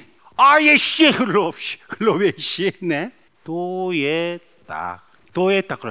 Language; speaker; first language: Czech; non-native, learner; Korean